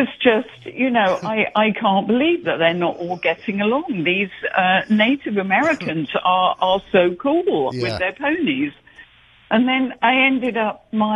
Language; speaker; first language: English; native; English